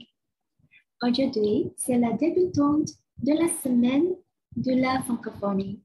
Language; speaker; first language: French; non-native, learner; Chinese